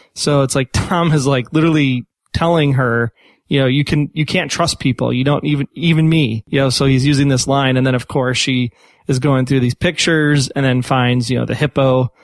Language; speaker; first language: English; native; English